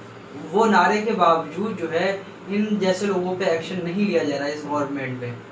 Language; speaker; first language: Urdu; native; Urdu